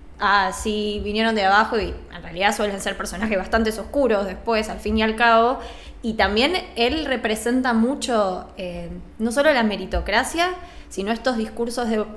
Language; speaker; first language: Spanish; native; Spanish